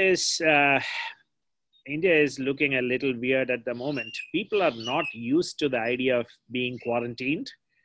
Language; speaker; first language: English; non-native, local second language; Malayalam